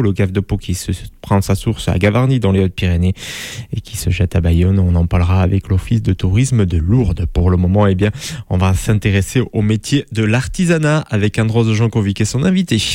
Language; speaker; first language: French; native; French